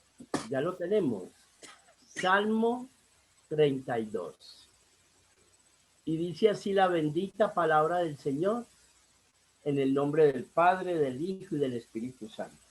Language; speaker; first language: Spanish; native; Spanish